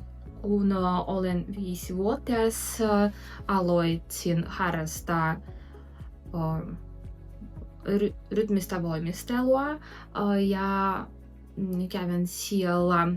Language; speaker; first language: Finnish; non-native, learner; Russian